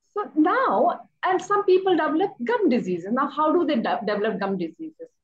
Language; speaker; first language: English; non-native, local second language; Hindi